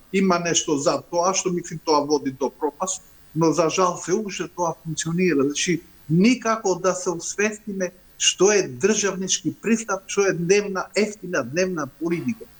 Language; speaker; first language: Macedonian; non-native, local second language; Albanian